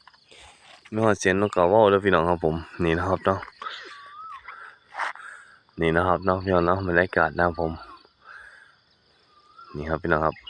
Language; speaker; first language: Thai; non-native, local second language; Northeastern Thai